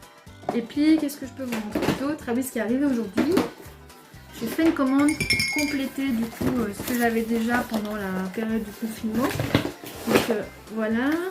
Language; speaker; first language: French; native; French